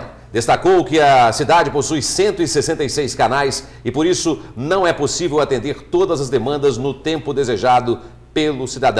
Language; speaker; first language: Portuguese; native; Portuguese